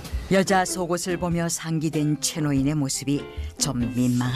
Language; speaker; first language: Korean; native; Korean